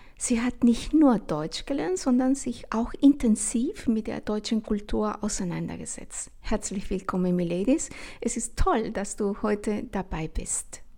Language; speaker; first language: German; non-native, fluent; Spanish